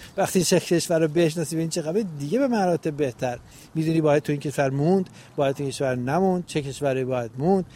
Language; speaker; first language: Persian; native; Persian